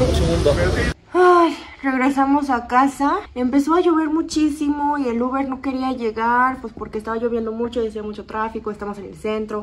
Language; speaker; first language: Spanish; early bilingual, other home language; Korean